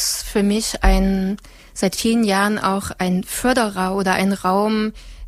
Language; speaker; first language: German; native; German